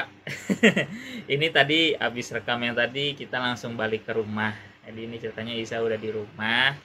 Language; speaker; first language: Indonesian; native; Indonesian